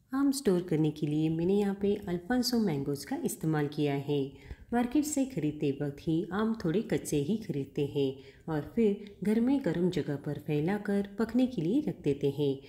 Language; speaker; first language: Hindi; non-native, local second language; Marathi